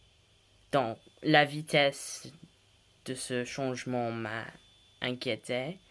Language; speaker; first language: French; non-native, learner; English